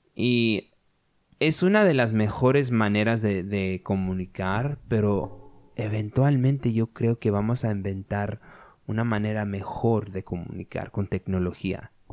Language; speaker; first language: Spanish; early bilingual, heritage; Spanish